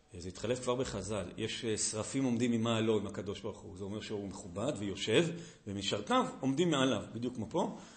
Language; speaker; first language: Hebrew; native; Hebrew